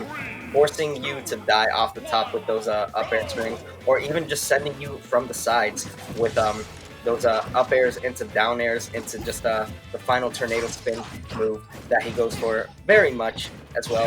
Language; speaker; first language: English; native; English